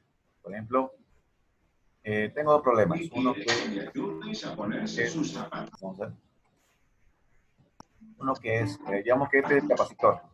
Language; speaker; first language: Spanish; native; Spanish